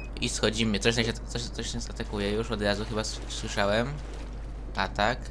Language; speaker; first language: Polish; native; Polish